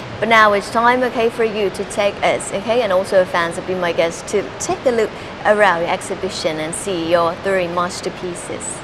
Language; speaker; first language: English; non-native, fluent; Thai